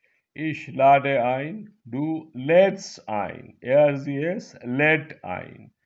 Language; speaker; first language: German; non-native, fluent; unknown